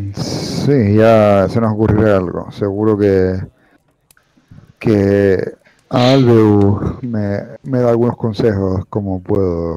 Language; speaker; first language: Spanish; native; Spanish